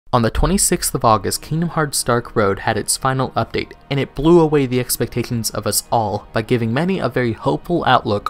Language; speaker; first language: English; native; English